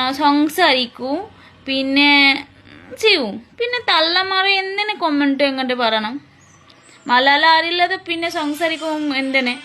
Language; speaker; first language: Malayalam; non-native, learner; Bangla